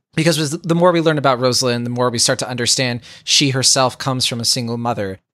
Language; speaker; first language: English; native; English